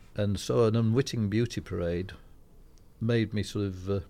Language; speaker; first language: English; native; English